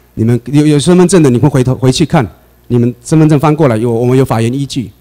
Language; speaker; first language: Chinese; native; Chinese